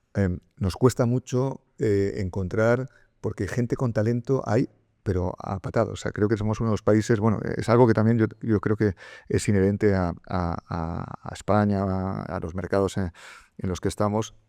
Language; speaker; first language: Spanish; native; Spanish